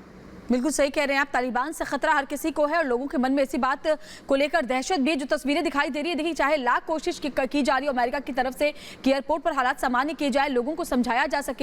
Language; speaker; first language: Hindi; native; Hindi